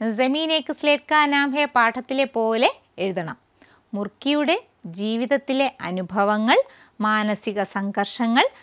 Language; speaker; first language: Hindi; non-native, local second language; Malayalam